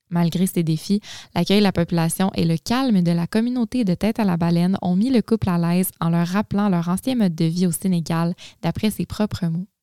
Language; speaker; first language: French; native; French